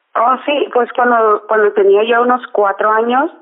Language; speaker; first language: Spanish; early bilingual, heritage; Spanish